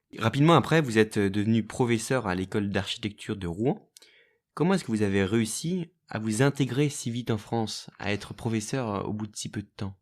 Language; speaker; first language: French; native; French